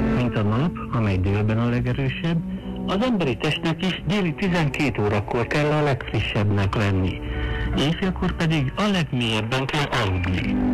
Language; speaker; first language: Hungarian; non-native, fluent; Chinese